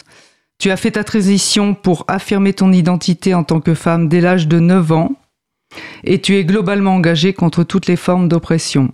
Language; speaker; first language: French; native; French